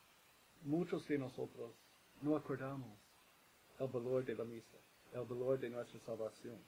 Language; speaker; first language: Spanish; non-native, fluent; English